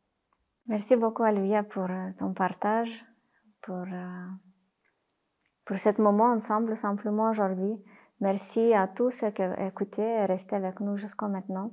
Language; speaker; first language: French; non-native, fluent; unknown